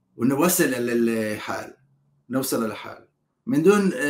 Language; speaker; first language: Arabic; non-native, learner; Hebrew